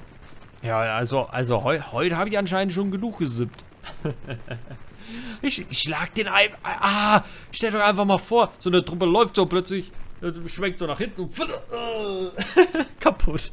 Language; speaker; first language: German; native; German